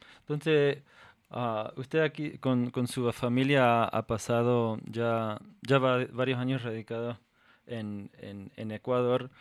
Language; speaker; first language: Spanish; non-native, fluent; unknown